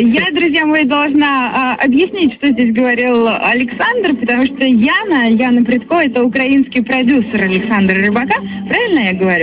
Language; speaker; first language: Russian; native; Russian